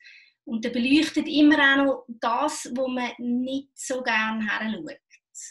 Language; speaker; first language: German; native; German